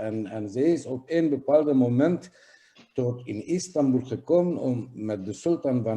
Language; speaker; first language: Dutch; non-native, fluent; Kurdish